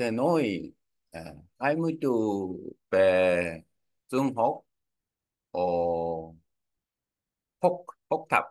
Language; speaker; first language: Vietnamese; non-native, learner; Korean